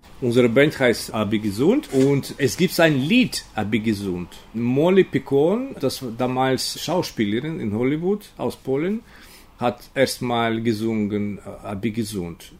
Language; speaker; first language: German; non-native, learner; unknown